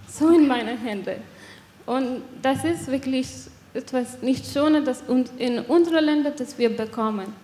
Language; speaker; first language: German; non-native, learner; Persian